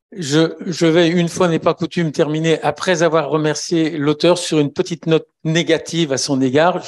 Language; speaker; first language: French; native; French